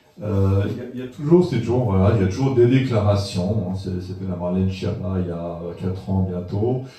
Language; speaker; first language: French; native; French